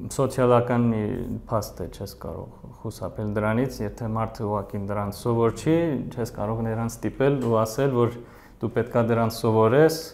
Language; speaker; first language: Armenian; early bilingual, heritage; Armenian